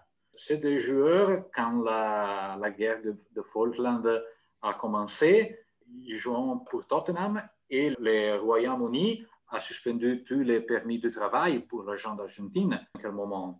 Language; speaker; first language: French; non-native, fluent; Italian